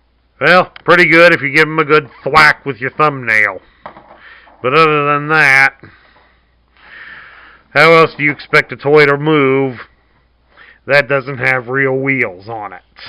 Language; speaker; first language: English; native; English